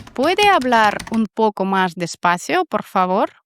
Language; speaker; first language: Spanish; non-native, fluent; Russian